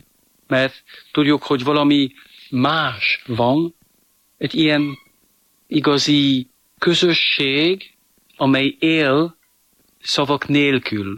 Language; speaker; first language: Hungarian; non-native, fluent; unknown